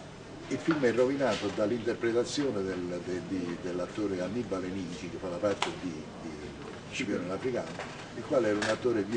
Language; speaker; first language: Italian; native; Italian